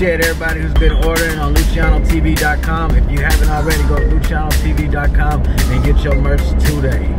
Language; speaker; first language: English; native; English